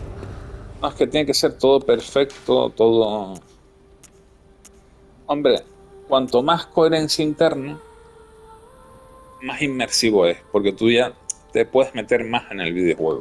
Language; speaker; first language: Spanish; native; Spanish